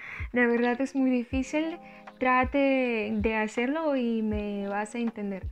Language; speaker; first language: Spanish; non-native, learner; Russian